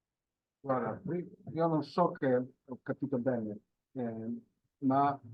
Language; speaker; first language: Italian; non-native, fluent; Polish